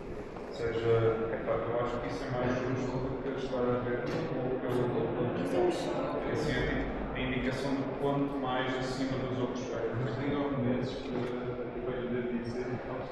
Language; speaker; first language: Portuguese; native; Portuguese